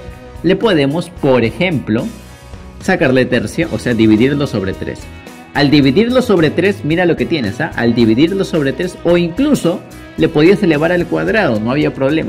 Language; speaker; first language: Spanish; native; Spanish